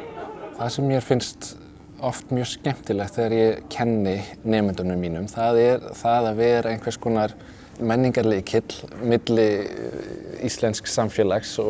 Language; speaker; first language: Icelandic; non-native, fluent; Danish